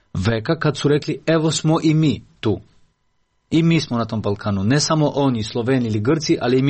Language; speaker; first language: Serbian; non-native, fluent; Albanian